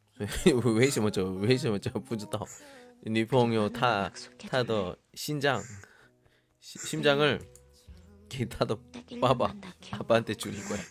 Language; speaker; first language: Chinese; non-native, learner; Korean